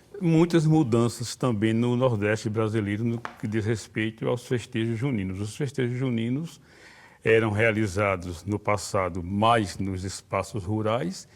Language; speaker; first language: Portuguese; native; Portuguese